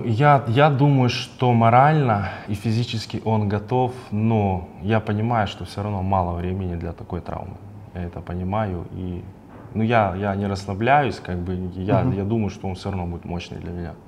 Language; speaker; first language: Russian; native; Russian